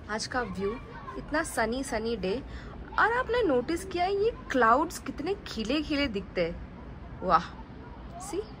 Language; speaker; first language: Hindi; non-native, local second language; Tulu